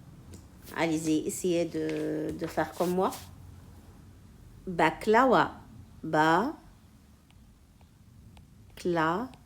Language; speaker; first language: French; non-native, local second language; Arabic